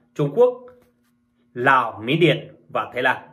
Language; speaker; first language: Vietnamese; native; Vietnamese